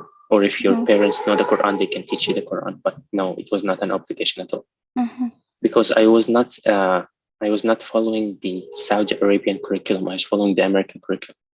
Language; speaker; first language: English; non-native, local second language; Arabic